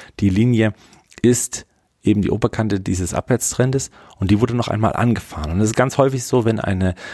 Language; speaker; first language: German; native; German